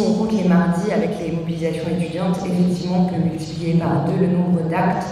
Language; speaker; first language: French; native; French